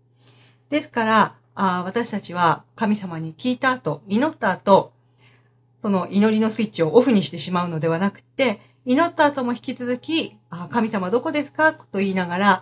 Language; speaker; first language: Japanese; native; Japanese